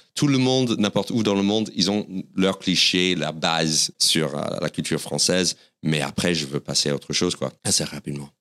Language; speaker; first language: French; non-native, fluent; English